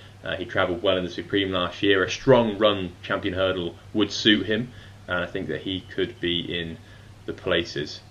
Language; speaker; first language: English; native; English